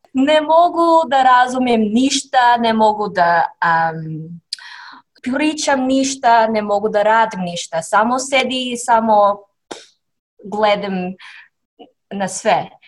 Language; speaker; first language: Serbian; non-native, learner; English